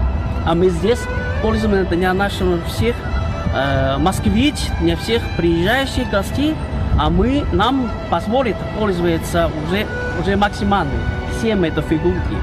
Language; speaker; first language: Russian; non-native, learner; Chinese